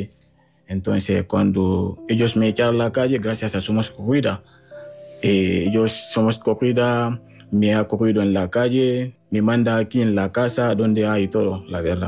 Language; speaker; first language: Spanish; non-native, learner; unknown